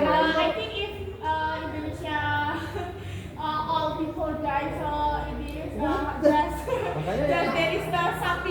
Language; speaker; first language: English; non-native, learner; Indonesian